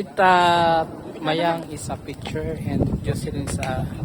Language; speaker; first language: English; non-native, learner; Filipino